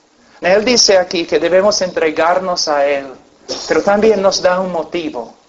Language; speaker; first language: Spanish; non-native, fluent; English